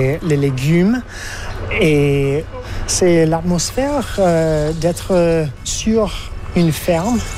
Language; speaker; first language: French; non-native, fluent; English